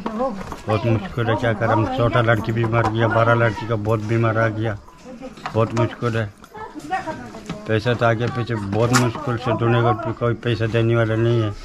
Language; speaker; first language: Hindi; non-native, local second language; Tibetan